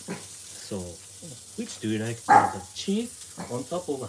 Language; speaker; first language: English; non-native, fluent; Japanese